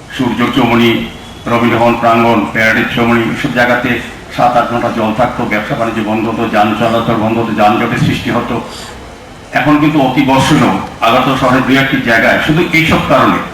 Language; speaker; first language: Bangla; native; Bangla